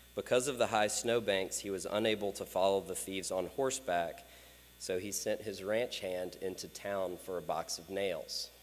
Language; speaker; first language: English; native; English